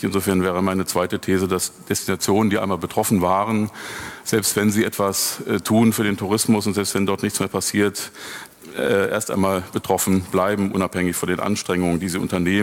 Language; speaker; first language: German; native; German